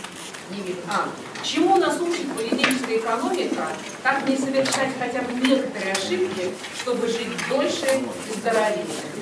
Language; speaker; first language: Russian; native; Russian